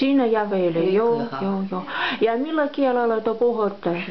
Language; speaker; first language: Finnish; non-native, local second language; Russian